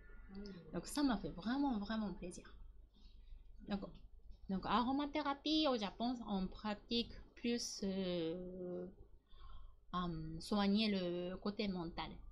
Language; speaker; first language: French; non-native, learner; Japanese